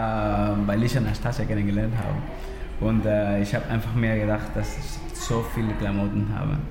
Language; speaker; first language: German; non-native, learner; Spanish